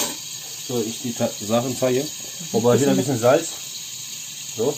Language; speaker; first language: German; non-native, learner; Turkish